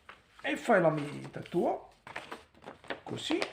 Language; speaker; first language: Italian; non-native, learner; Arabic